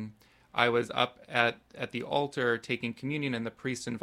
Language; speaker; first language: English; native; English